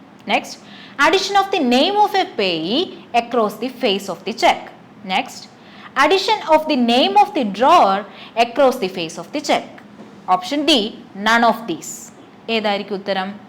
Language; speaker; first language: English; non-native, local second language; Malayalam